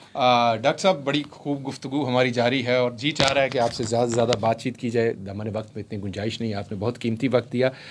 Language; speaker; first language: Urdu; non-native, local second language; Punjabi